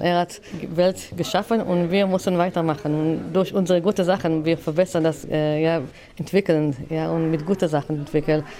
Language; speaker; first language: German; non-native, learner; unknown